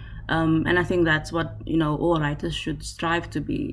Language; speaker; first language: English; non-native, local second language; Afrikaans